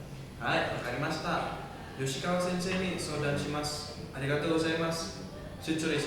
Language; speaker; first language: Japanese; non-native, learner; Indonesian